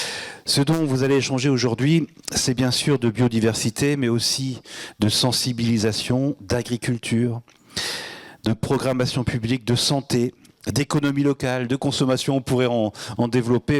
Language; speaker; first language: French; native; French